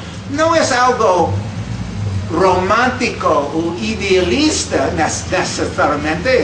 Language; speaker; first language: Spanish; non-native, fluent; English